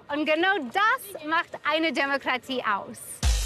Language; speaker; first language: German; non-native, fluent; English